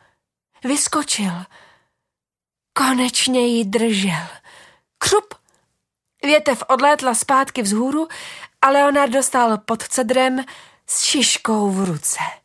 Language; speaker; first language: Czech; native; Czech